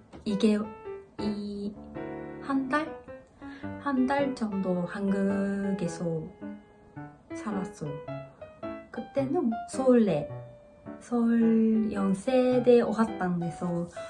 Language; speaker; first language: Korean; non-native, learner; Japanese